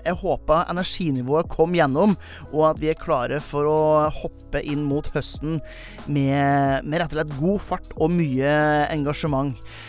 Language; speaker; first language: Norwegian; native; Norwegian